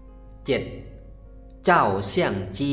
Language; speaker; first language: Chinese; non-native, fluent; Lao